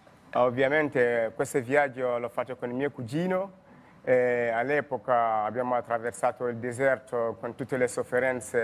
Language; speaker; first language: Italian; non-native, fluent; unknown